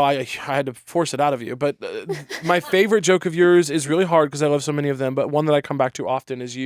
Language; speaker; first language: English; native; English